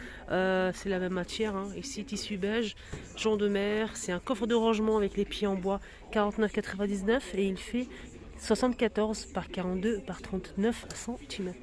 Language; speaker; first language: French; native; French